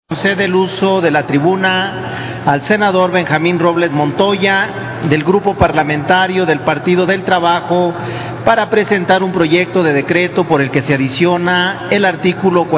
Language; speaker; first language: Spanish; native; Spanish